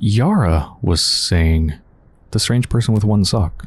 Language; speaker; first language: English; native; English